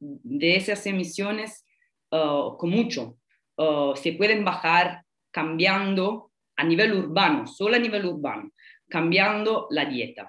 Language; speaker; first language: Spanish; non-native, fluent; Italian